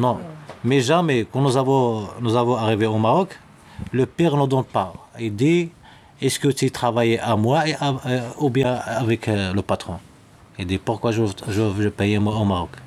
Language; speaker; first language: French; non-native, learner; Arabic